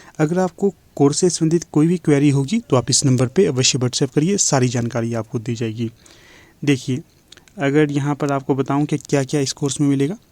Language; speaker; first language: Hindi; native; Hindi